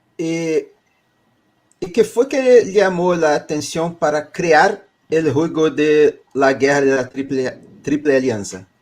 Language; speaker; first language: Spanish; non-native, learner; Portuguese